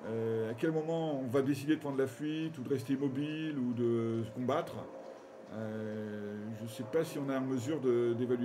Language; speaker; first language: French; native; French